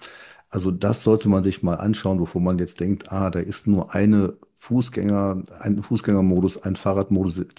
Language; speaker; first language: German; native; German